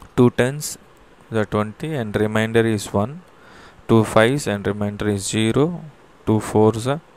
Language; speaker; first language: English; non-native, local second language; Telugu